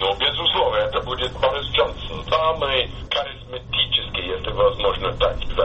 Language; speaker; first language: Russian; non-native, fluent; English